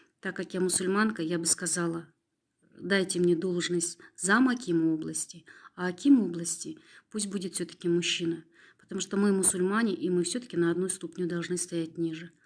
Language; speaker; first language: Russian; non-native, local second language; Kazakh